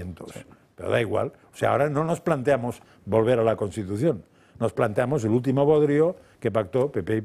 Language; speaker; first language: Spanish; native; Spanish